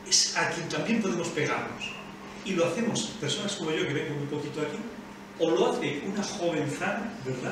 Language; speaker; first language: Spanish; native; Spanish